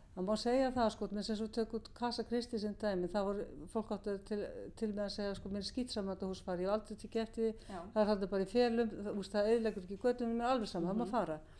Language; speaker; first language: Icelandic; native; Icelandic